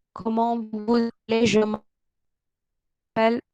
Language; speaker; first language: French; non-native, fluent; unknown